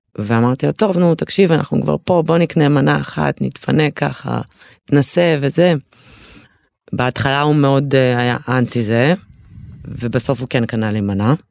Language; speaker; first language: Hebrew; early bilingual, other home language; Russian